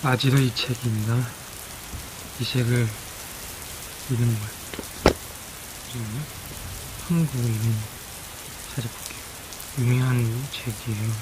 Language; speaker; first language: Korean; non-native, learner; Chinese